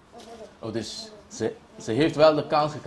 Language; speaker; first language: Dutch; non-native, local second language; Papiamento